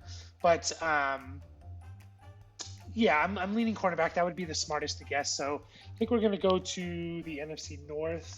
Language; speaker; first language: English; native; English